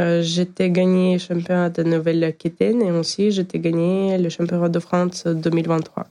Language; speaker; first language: French; non-native, learner; Ukrainian